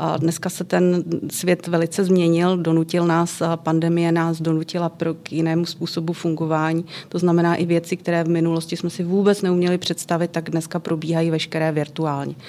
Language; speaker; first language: Czech; native; Czech